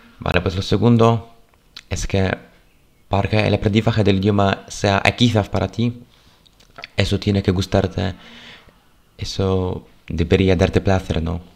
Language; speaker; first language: Spanish; non-native, fluent; Polish